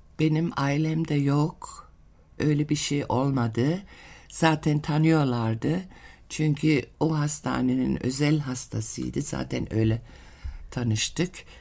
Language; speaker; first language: Turkish; non-native, fluent; German